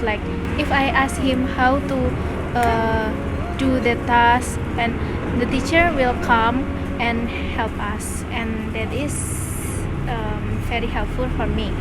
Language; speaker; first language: English; non-native, learner; Indonesian